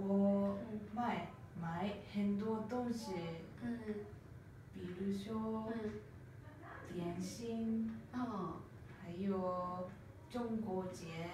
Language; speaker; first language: Chinese; non-native, learner; Japanese